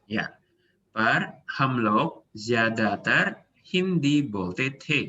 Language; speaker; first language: Hindi; non-native, fluent; Indonesian